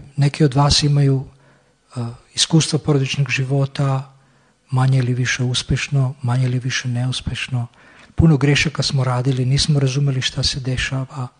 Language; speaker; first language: Serbian; native; Serbian